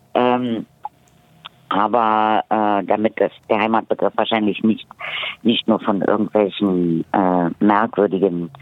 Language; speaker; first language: German; native; German